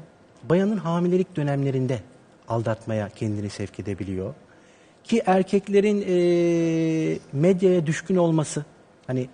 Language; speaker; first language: Turkish; native; Turkish